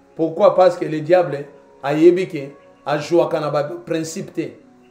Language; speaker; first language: French; non-native, local second language; Lingala